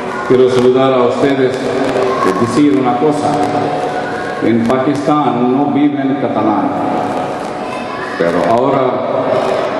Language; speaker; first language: Spanish; non-native, learner; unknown